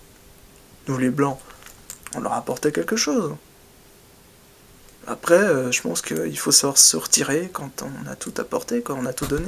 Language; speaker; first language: French; native; French